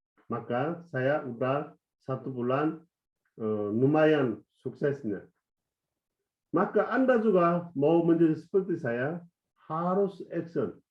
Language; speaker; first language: Indonesian; non-native, fluent; Korean